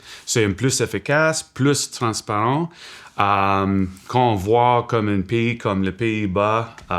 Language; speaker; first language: French; non-native, local second language; English